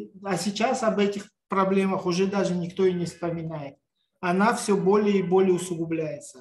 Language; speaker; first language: Russian; non-native, local second language; Tajik